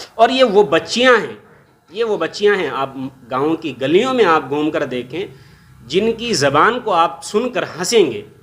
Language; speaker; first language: Urdu; native; Urdu